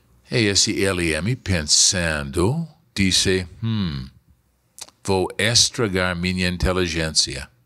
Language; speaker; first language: Portuguese; non-native, fluent; English